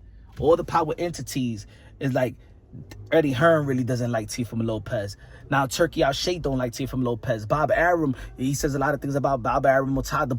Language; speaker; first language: English; native; English